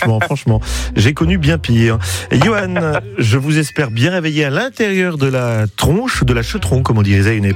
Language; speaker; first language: French; native; French